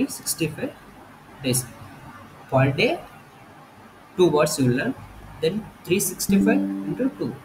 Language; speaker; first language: English; non-native, learner; Telugu